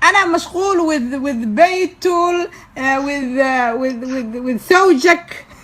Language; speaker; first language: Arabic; non-native, learner; Somali